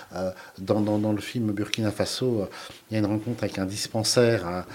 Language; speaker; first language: French; native; French